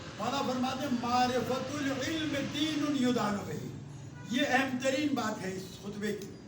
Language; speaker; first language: Urdu; non-native, local second language; Sindhi